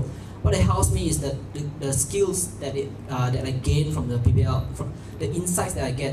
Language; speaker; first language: English; non-native, local second language; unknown